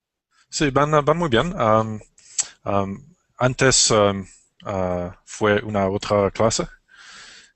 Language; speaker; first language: Spanish; non-native, learner; English